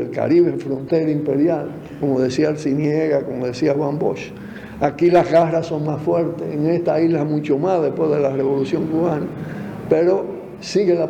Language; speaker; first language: Spanish; native; Spanish